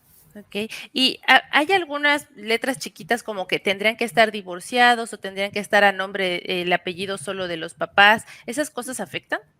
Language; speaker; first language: Spanish; native; Spanish